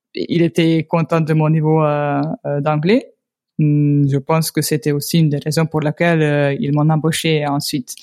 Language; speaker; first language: French; non-native, fluent; Hungarian